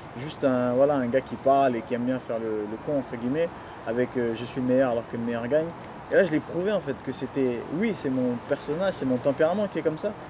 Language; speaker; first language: French; early bilingual, other home language; Duala